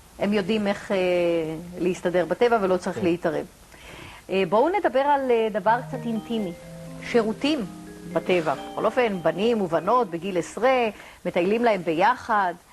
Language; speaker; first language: Hebrew; native; Hebrew